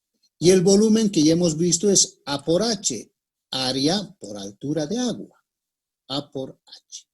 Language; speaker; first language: Spanish; native; Spanish